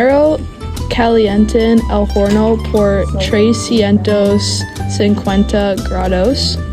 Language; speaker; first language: Spanish; non-native, learner; English